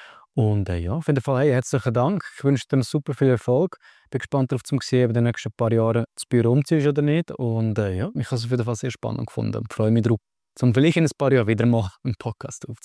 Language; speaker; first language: German; native; German